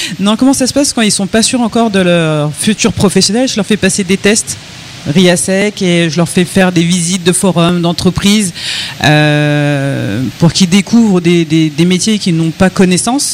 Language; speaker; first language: French; native; French